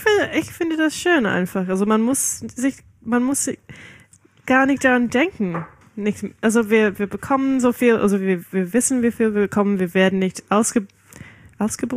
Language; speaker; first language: German; non-native, fluent; English